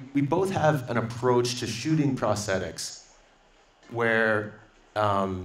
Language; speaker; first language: English; native; English